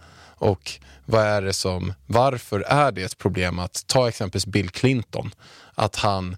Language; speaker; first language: Swedish; native; Swedish